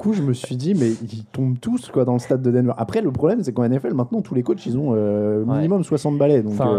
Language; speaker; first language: French; native; French